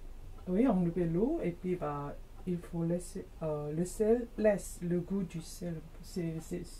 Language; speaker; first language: French; non-native, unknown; Korean